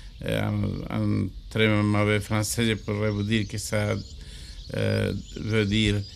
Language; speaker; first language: French; non-native, learner; Spanish